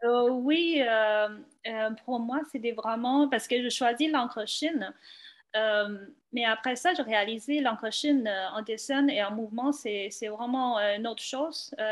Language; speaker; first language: French; non-native, fluent; Chinese